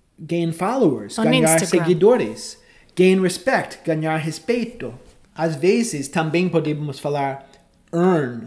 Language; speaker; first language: Portuguese; non-native, fluent; English